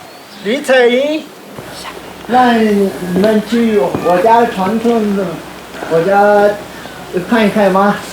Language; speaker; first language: Chinese; non-native, local second language; Tibetan